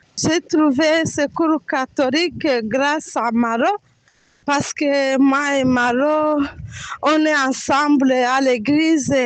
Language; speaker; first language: French; non-native, local second language; Swahili